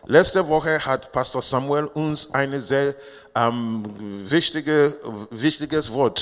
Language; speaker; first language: German; non-native, learner; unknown